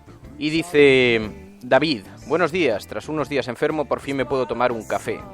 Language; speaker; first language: Spanish; native; Spanish